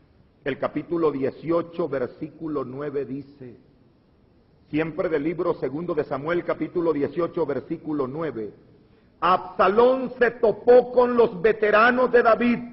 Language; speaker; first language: Spanish; native; Spanish